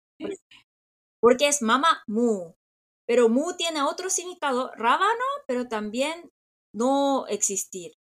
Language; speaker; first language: Spanish; non-native, fluent; Korean